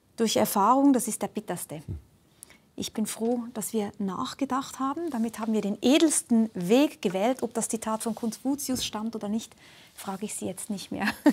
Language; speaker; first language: German; native; German